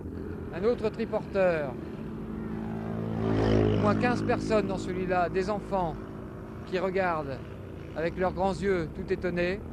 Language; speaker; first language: French; native; French